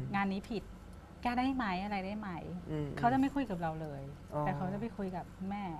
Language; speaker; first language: Thai; native; Thai